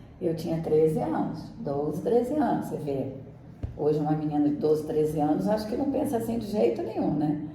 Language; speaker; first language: Portuguese; native; Portuguese